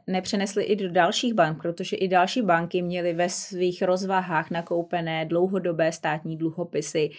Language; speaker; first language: Czech; native; Czech